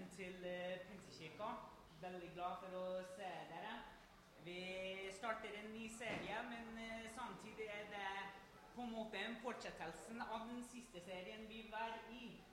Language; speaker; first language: Norwegian; non-native, fluent; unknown